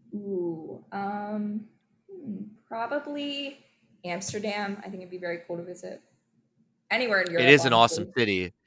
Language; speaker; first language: English; native; English